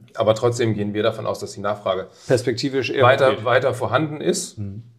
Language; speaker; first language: German; native; German